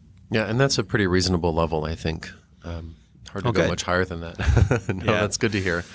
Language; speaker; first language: English; native; English